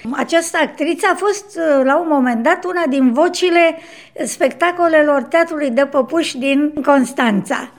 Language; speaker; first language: Romanian; native; Romanian